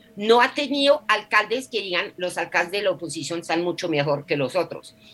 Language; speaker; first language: Spanish; non-native, fluent; French